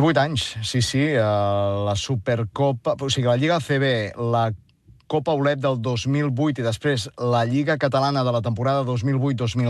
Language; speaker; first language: Catalan; native; Catalan